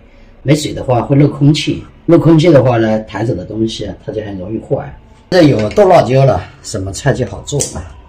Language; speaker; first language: Chinese; native; Chinese